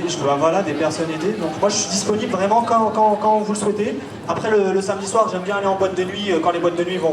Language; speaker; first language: French; native; French